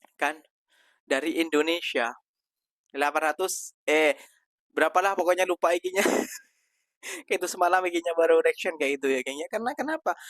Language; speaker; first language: Indonesian; native; Indonesian